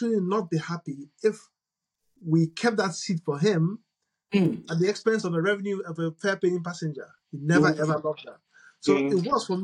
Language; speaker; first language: English; non-native, local second language; Igbo